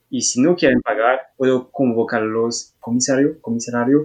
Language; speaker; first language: Spanish; non-native, learner; French